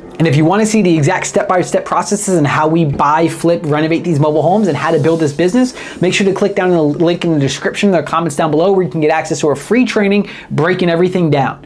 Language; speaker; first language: English; native; English